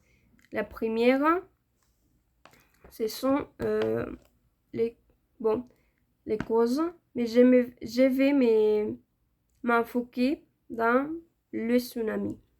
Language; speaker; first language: French; non-native, learner; Spanish